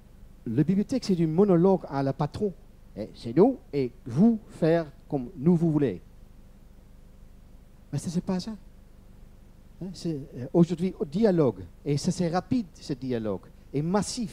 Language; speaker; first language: French; non-native, learner; Dutch